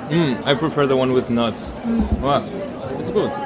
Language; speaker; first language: English; non-native, fluent; Spanish